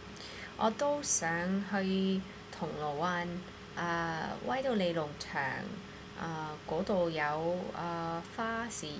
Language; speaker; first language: Cantonese; non-native, learner; English